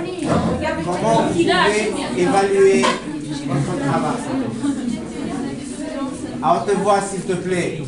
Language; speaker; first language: French; non-native, local second language; Arabic